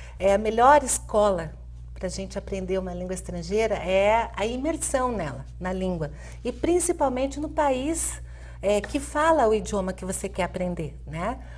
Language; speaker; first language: Portuguese; native; Portuguese